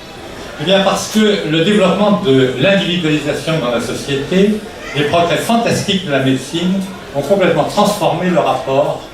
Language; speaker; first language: French; native; French